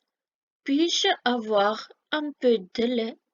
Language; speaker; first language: French; non-native, fluent; Armenian